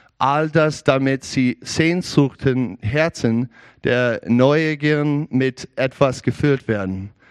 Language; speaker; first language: German; non-native, learner; English